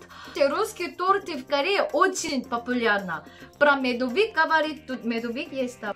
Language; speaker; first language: Russian; non-native, learner; Korean